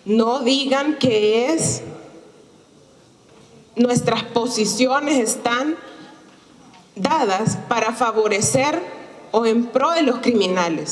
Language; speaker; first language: Spanish; native; Spanish